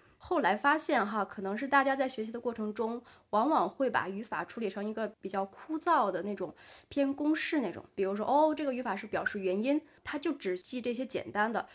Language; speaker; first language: Chinese; native; Chinese